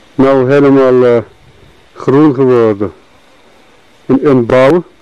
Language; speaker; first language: Dutch; non-native, learner; Turkish